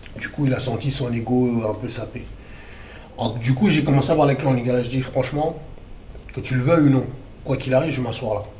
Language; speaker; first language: French; early bilingual, other home language; Lingala